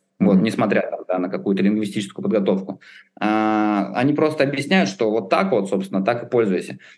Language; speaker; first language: Russian; native; Russian